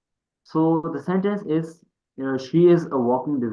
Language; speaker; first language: English; non-native, local second language; Urdu